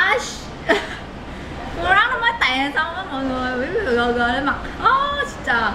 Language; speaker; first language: Korean; non-native, fluent; Vietnamese